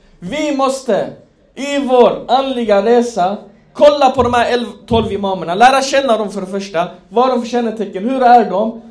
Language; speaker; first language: Swedish; non-native, fluent; Persian